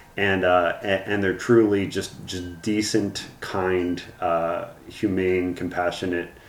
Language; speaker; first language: English; native; English